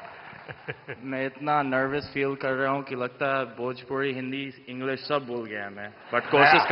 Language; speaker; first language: Hindi; early bilingual, heritage; English